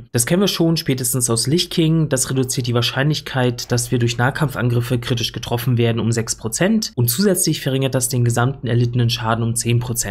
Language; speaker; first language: German; native; German